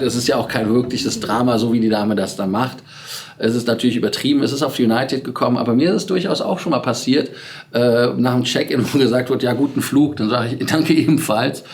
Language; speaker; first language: German; native; German